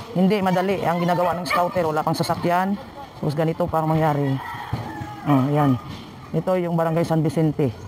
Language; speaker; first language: Filipino; non-native, local second language; Cebuano